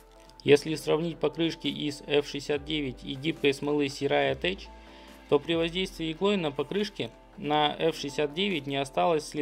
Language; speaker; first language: Russian; native; Russian